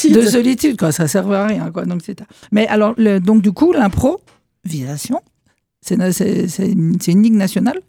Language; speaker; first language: French; native; French